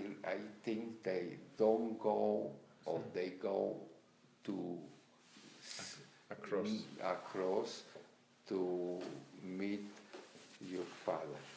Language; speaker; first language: English; non-native, learner; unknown